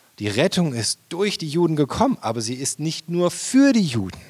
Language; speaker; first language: German; native; German